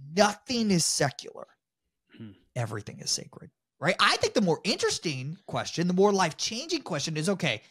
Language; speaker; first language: English; native; English